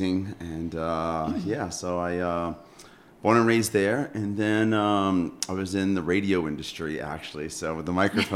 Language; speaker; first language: English; native; English